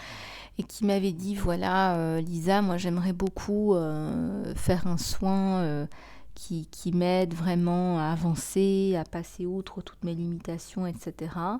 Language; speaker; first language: French; native; French